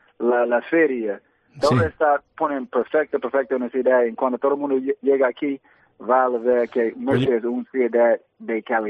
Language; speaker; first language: Spanish; early bilingual, heritage; English